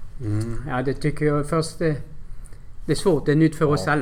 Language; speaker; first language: Swedish; non-native, fluent; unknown